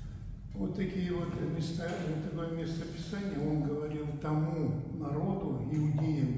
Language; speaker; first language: Russian; native; Russian